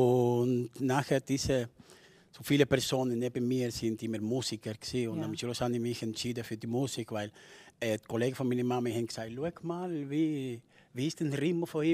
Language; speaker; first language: German; non-native, fluent; Spanish